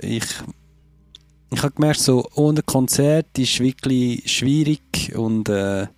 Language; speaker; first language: German; non-native, fluent; French